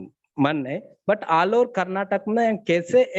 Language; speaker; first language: Hindi; non-native, learner; Kannada